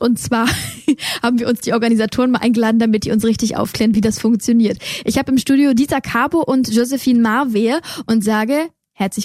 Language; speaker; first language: German; native; German